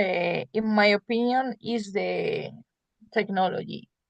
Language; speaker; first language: English; non-native, learner; Spanish